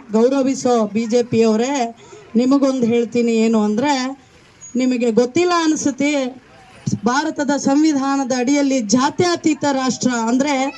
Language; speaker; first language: Kannada; native; Kannada